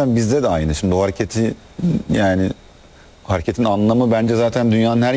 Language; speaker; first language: Turkish; native; Turkish